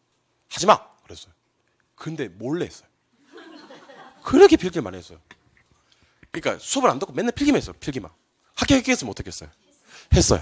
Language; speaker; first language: Korean; native; Korean